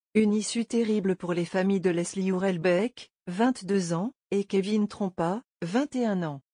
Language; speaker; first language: French; native; French